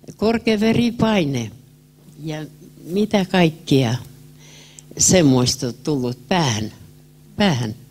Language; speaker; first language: Finnish; early bilingual, heritage; Finnish